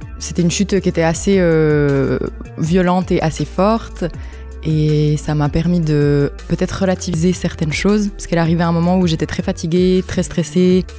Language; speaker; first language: French; native; French